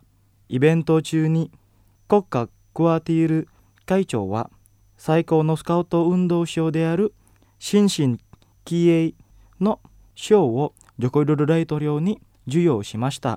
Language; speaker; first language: Japanese; non-native, fluent; Indonesian